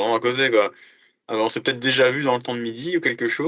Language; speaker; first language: French; native; French